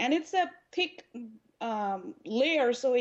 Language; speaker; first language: English; non-native, local second language; Urdu